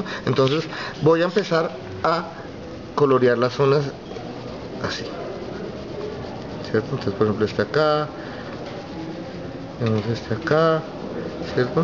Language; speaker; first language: Spanish; native; Spanish